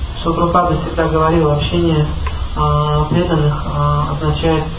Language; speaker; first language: Russian; native; Russian